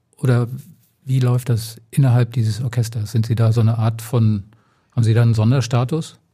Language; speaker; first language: German; native; German